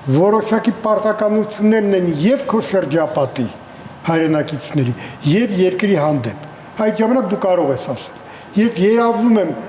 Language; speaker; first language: Armenian; native; Armenian